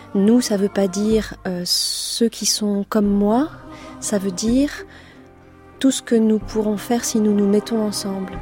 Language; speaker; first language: French; native; French